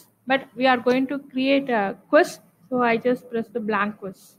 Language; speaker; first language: English; non-native, local second language; Tamil